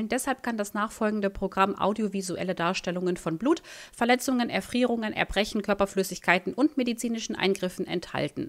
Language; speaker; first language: German; native; German